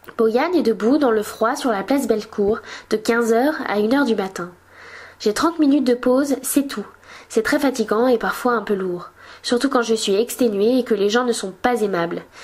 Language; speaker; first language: French; native; French